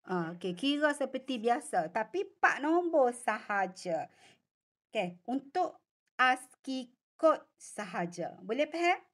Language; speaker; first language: Malay; native; Malay